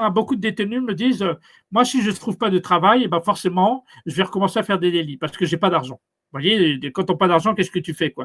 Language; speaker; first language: French; native; French